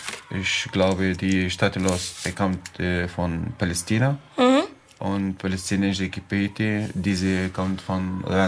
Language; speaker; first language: German; non-native, learner; Arabic